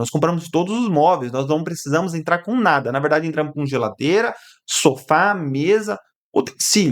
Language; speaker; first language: Portuguese; native; Portuguese